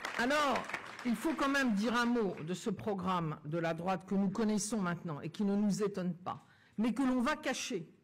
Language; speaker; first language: French; native; French